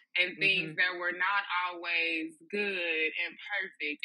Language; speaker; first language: English; native; English